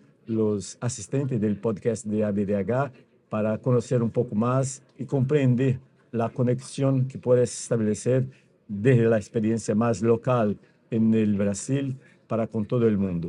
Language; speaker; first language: Spanish; non-native, fluent; Portuguese